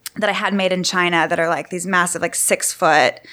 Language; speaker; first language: English; native; English